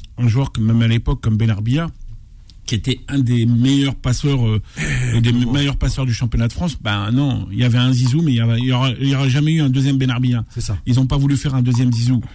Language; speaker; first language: French; non-native, local second language; Arabic